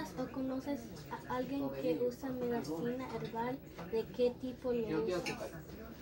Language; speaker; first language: Spanish; early bilingual, heritage; Spanish